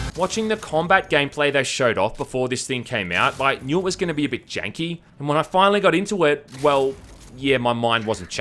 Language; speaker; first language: English; native; English